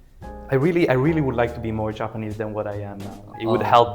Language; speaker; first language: English; early bilingual, other home language; Italian